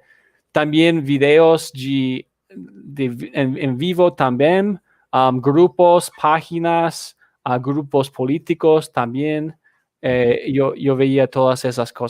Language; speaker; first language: Spanish; non-native, fluent; English